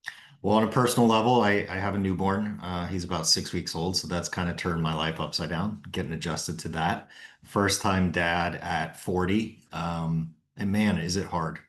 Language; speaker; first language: English; native; English